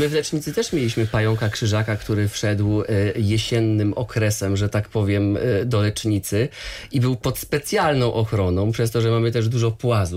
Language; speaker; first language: Polish; native; Polish